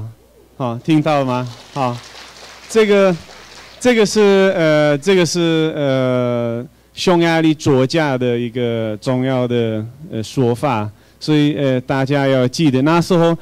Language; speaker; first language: Chinese; non-native, fluent; Hungarian